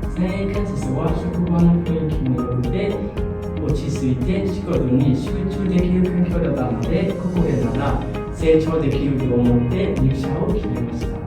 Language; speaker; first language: Japanese; non-native, fluent; Burmese